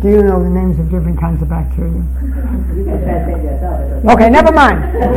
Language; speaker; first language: English; early bilingual, other home language; Chinese